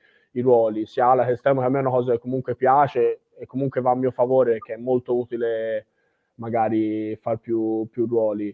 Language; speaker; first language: Italian; native; Italian